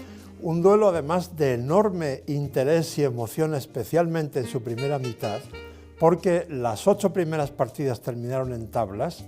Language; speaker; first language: Spanish; native; Spanish